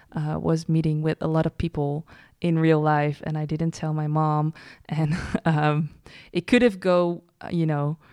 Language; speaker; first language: English; non-native, fluent; Dutch